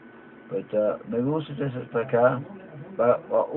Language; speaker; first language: Spanish; non-native, learner; English